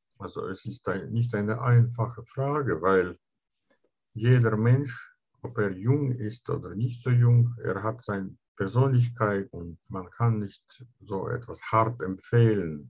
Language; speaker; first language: German; non-native, fluent; Russian